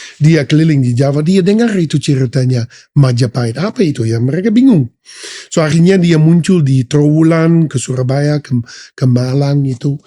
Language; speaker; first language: Indonesian; non-native, fluent; Dutch